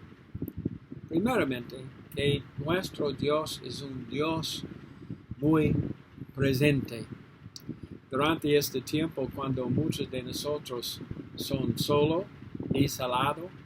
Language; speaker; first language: Spanish; non-native, learner; English